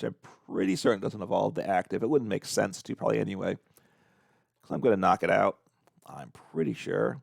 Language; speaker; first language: English; native; English